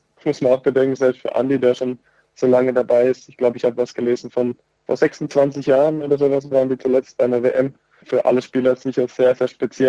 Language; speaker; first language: German; native; German